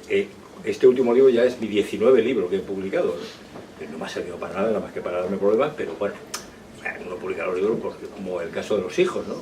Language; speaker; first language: Spanish; native; Spanish